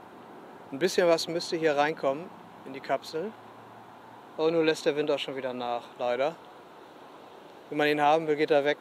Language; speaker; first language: German; native; German